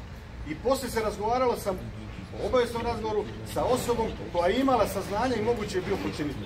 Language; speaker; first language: Croatian; native; Croatian